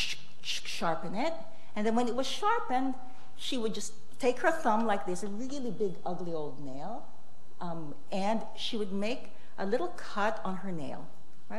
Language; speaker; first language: English; non-native, local second language; Filipino